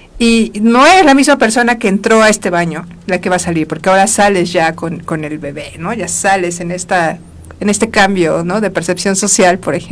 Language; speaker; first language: Spanish; native; Spanish